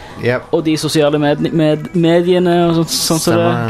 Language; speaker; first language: Norwegian; native; Norwegian